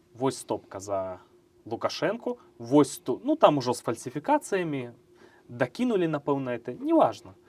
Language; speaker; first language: Belarusian; native; Belarusian